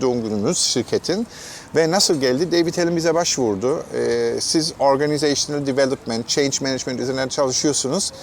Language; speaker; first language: Turkish; non-native, fluent; German